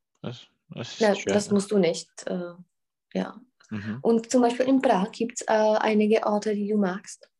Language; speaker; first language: German; non-native, fluent; Czech